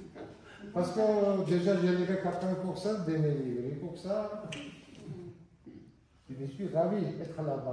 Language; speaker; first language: French; non-native, learner; Georgian